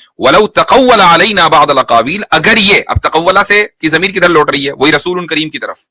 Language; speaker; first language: Urdu; native; Urdu